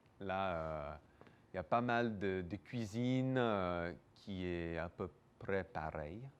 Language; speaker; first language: French; non-native, local second language; English